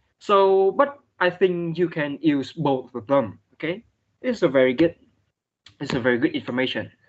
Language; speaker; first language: English; non-native, fluent; Vietnamese